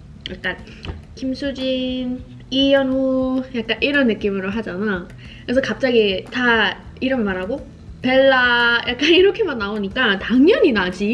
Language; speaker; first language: Korean; non-native, fluent; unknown